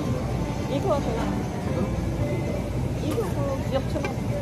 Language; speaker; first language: Korean; non-native, learner; Filipino